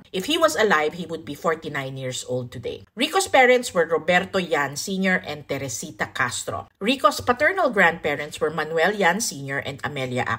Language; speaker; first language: English; non-native, local second language; Filipino